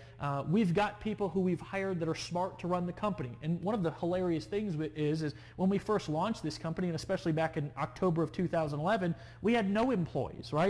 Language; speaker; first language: English; native; English